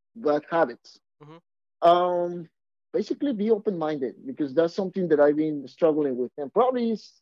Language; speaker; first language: English; non-native, fluent; Spanish